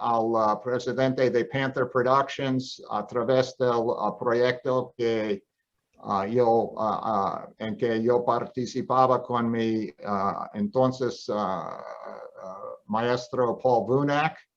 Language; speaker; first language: Spanish; non-native, fluent; English